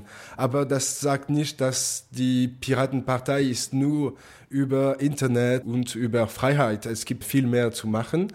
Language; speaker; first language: German; non-native, local second language; French